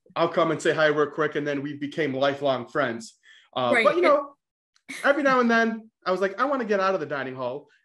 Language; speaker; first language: English; native; English